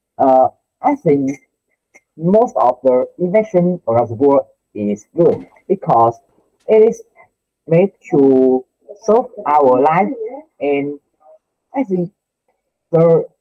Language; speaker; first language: English; non-native, learner; Vietnamese